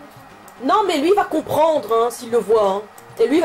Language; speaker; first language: French; native; French